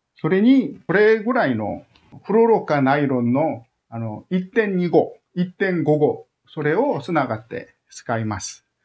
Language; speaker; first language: Japanese; non-native, fluent; Korean